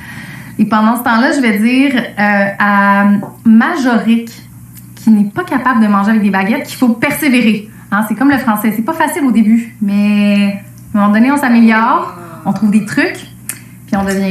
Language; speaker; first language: French; native; French